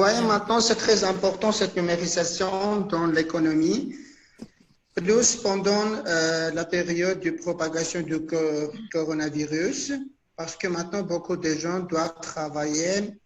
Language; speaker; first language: French; non-native, fluent; Armenian